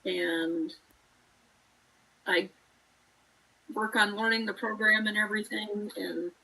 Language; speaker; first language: English; native; English